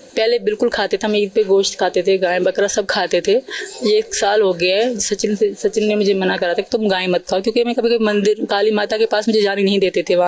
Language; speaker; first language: Urdu; non-native, local second language; Sindhi